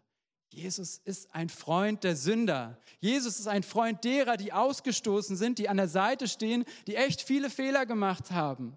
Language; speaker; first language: German; native; German